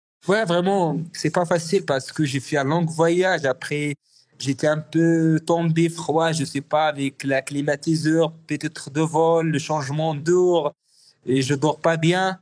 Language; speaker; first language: French; non-native, learner; Arabic